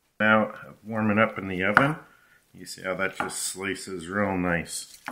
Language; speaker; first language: English; native; English